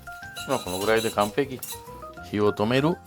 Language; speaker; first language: Japanese; non-native, fluent; Italian